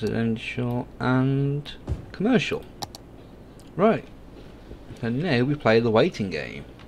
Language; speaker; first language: English; native; English